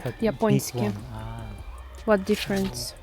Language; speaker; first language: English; non-native, learner; Ukrainian